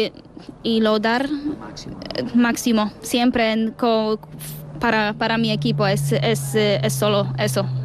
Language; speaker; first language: Spanish; non-native, learner; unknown